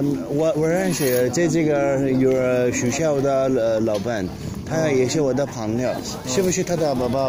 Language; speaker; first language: Chinese; non-native, learner; Turkish